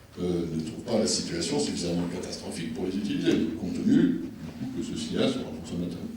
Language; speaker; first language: French; native; French